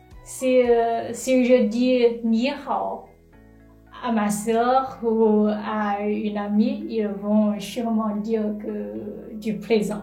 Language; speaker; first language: French; non-native, fluent; Chinese